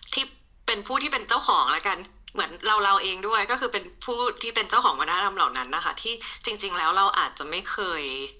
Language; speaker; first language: Thai; native; Thai